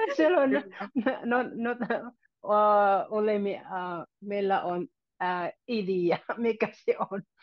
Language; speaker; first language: Finnish; non-native, learner; Filipino